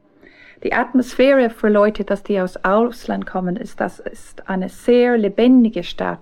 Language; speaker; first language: German; non-native, fluent; English